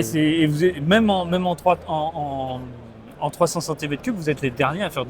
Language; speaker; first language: French; native; French